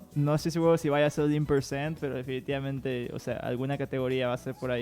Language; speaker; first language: Spanish; native; Spanish